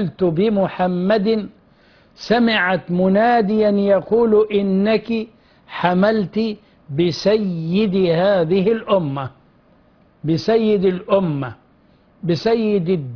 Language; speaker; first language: Arabic; native; Arabic